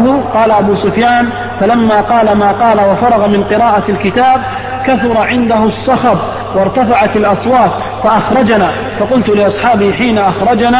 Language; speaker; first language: Arabic; native; Arabic